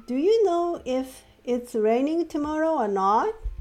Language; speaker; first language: English; non-native, fluent; Japanese